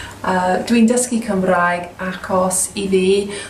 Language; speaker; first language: Welsh; non-native, learner; English